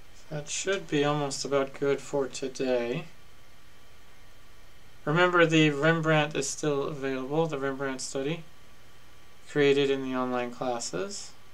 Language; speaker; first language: English; early bilingual, other home language; Spanish